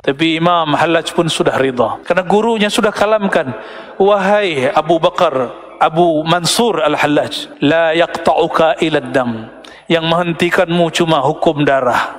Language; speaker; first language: Malay; non-native, local second language; Minangkabau